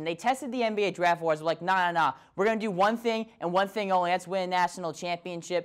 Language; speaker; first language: English; native; English